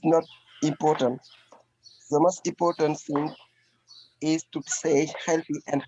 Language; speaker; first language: English; non-native, learner; French